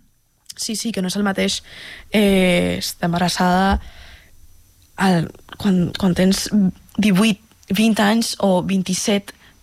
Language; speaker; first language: Catalan; non-native, local second language; Spanish